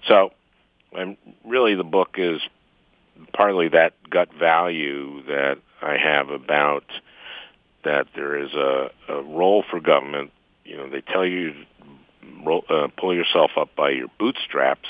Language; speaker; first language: English; native; English